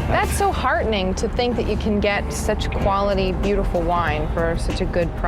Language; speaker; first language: English; native; English